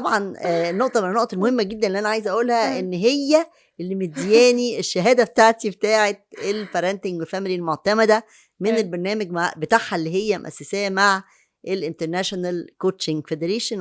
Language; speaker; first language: Arabic; native; Arabic